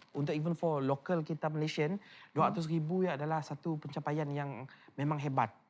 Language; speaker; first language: Malay; native; Malay